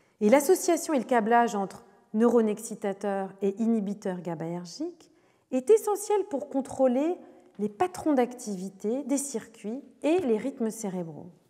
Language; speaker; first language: French; native; French